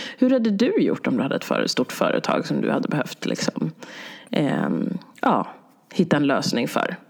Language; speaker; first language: Swedish; native; Swedish